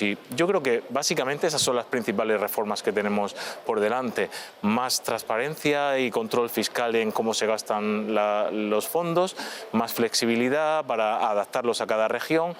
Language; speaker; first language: Spanish; native; Spanish